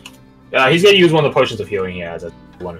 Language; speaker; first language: English; native; English